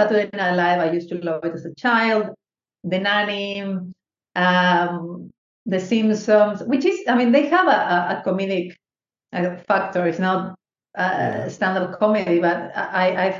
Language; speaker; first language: English; non-native, fluent; Spanish